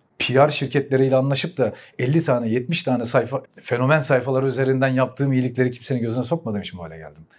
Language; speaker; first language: Turkish; early bilingual, heritage; Turkish